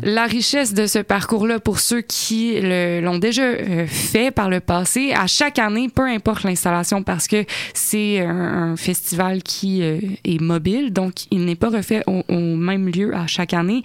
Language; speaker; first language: French; native; French